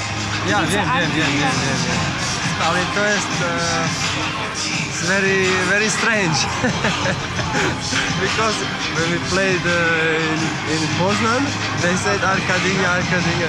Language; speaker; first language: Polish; non-native, learner; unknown